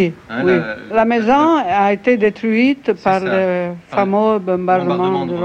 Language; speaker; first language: French; non-native, fluent; Italian